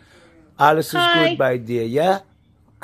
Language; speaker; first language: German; non-native, learner; English